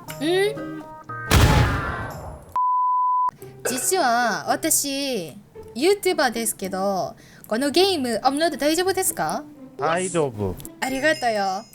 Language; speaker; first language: Japanese; non-native, learner; Korean